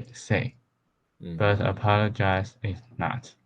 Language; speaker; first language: English; non-native, learner; Chinese